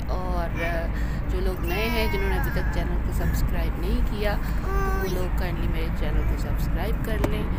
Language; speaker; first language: Urdu; non-native, local second language; Punjabi